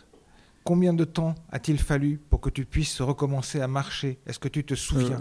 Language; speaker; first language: French; native; French